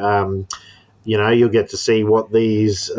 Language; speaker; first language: English; native; English